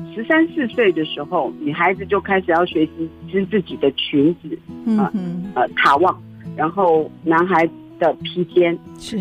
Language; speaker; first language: Chinese; native; Chinese